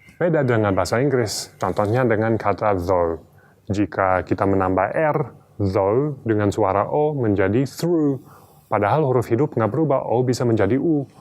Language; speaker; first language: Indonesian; non-native, fluent; English